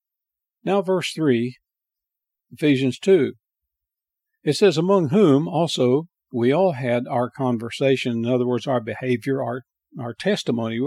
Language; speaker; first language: English; native; English